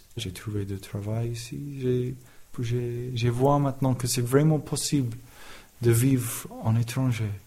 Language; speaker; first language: French; non-native, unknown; English